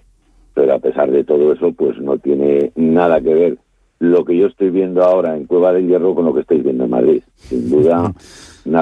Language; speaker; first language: Spanish; native; Spanish